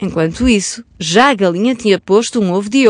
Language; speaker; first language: Portuguese; native; Portuguese